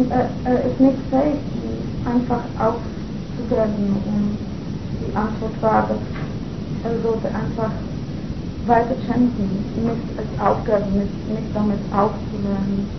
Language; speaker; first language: German; non-native, fluent; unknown